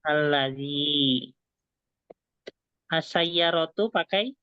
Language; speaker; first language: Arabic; non-native, fluent; Indonesian